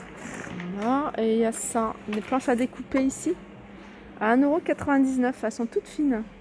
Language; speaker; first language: French; native; French